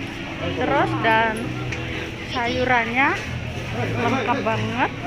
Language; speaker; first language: Indonesian; non-native, local second language; Javanese